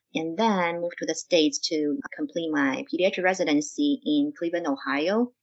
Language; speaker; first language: English; non-native, fluent; Chinese